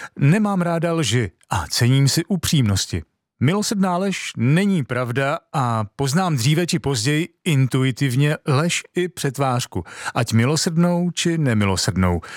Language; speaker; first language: Czech; native; Czech